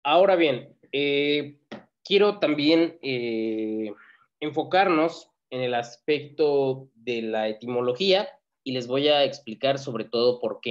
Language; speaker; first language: Spanish; native; Spanish